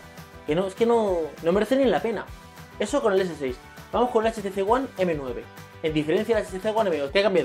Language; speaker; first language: Spanish; native; Spanish